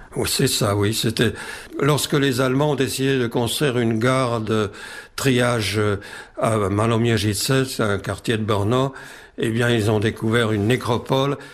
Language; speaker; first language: French; non-native, fluent; Czech